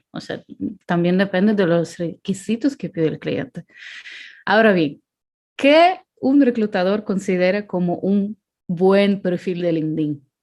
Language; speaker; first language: Spanish; non-native, fluent; Ukrainian